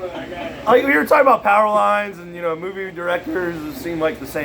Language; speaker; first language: English; native; English